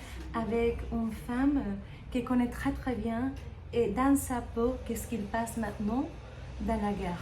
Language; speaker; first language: French; non-native, learner; Spanish